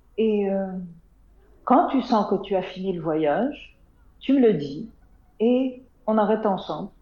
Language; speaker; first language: French; non-native, local second language; Arabic